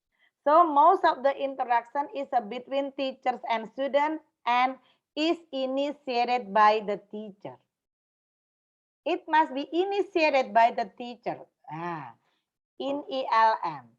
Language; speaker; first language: English; non-native, fluent; Indonesian